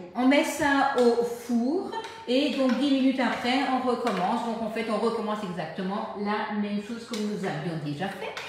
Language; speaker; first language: French; native; French